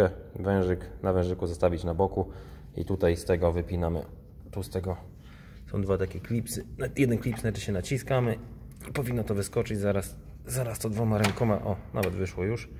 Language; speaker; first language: Polish; native; Polish